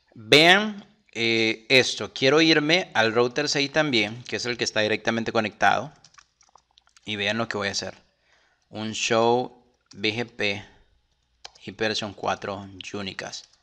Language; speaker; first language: Spanish; native; Spanish